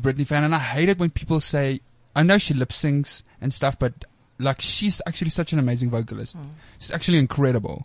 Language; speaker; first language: English; non-native, local second language; Afrikaans